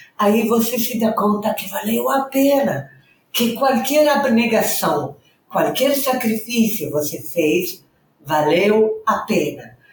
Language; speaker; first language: Portuguese; non-native, fluent; Italian